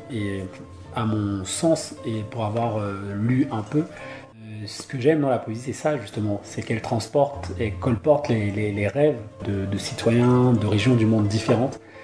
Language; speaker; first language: French; non-native, local second language; Duala